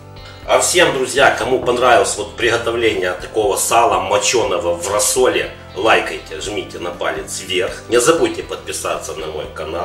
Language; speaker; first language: Russian; non-native, local second language; Ukrainian